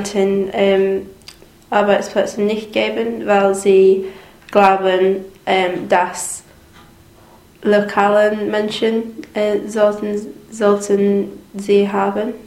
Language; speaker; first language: German; non-native, learner; English